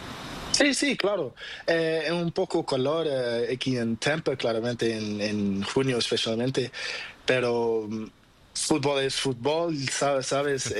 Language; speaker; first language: Spanish; non-native, learner; Portuguese